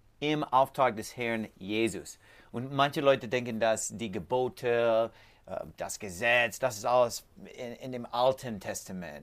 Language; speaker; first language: German; non-native, learner; English